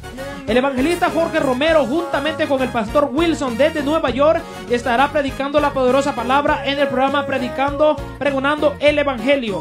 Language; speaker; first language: Spanish; native; Spanish